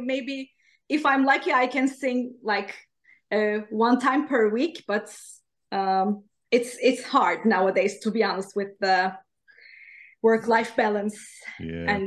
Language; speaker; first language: English; non-native, fluent; Turkish